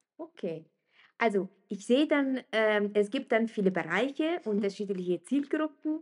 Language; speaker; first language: German; non-native, fluent; Italian